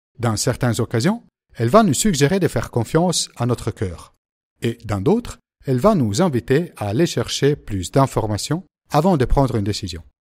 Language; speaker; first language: French; native; French